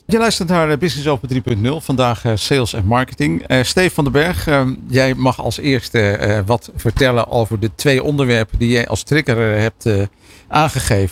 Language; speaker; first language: Dutch; native; Dutch